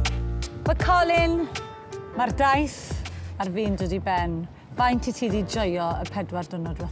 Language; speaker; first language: Welsh; native; Welsh